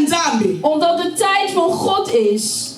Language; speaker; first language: Dutch; non-native, learner; Lingala